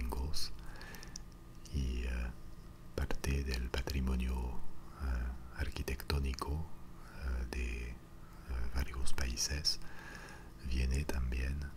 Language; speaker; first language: Spanish; non-native, fluent; French